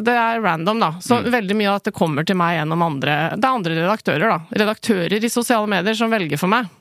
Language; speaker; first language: Norwegian; early bilingual, other home language; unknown